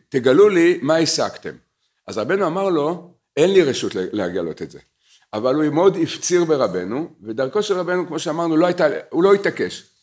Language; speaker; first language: Hebrew; native; Hebrew